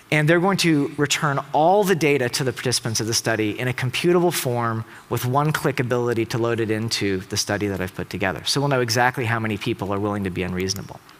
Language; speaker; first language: English; native; English